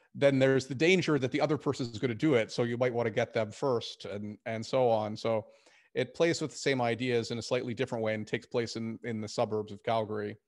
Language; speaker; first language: English; native; English